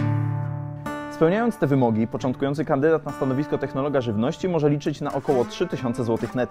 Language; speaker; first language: Polish; native; Polish